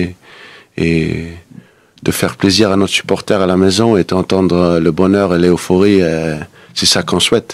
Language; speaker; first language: French; non-native, fluent; Danish